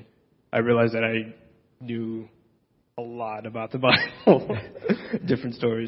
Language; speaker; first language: English; early bilingual, other home language; Spanish